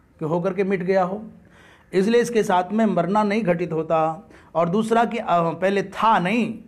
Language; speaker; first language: Hindi; native; Hindi